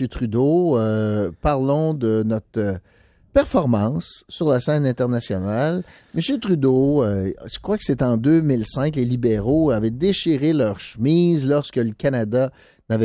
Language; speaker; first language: French; native; French